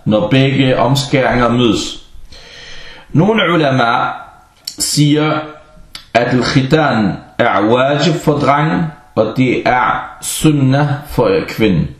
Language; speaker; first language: Danish; non-native, fluent; Arabic